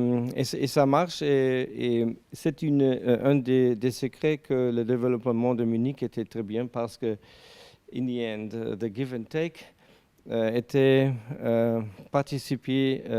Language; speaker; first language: French; non-native, learner; German